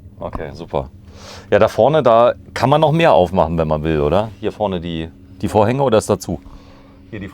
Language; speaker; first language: German; native; German